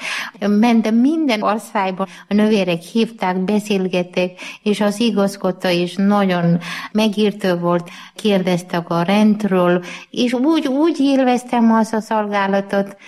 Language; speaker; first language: Hungarian; non-native, learner; Malayalam